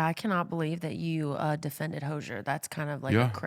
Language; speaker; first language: English; native; English